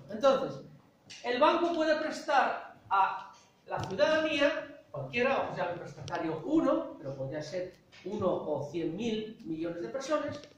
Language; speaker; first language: Spanish; native; Spanish